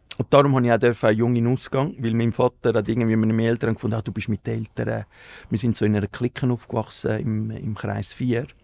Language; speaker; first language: German; early bilingual, other home language; Spanish